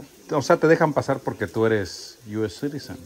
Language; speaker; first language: Spanish; native; Spanish